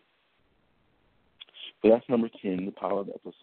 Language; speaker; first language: English; native; English